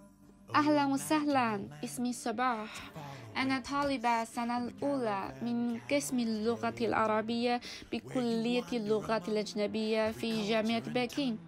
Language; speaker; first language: Arabic; non-native, learner; Chinese